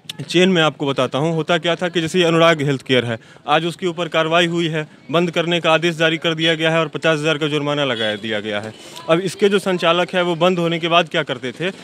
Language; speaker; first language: Hindi; native; Hindi